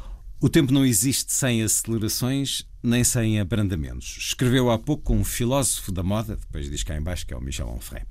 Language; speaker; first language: Portuguese; native; Portuguese